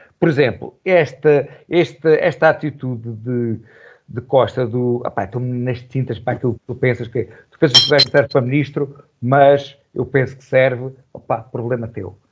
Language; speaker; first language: Portuguese; native; Portuguese